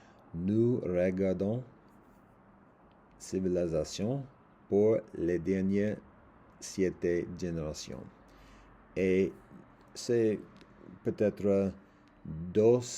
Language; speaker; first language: French; non-native, learner; English